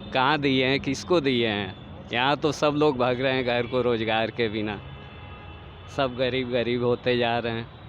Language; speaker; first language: Hindi; native; Hindi